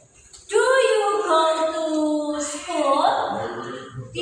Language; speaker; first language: English; non-native, learner; Indonesian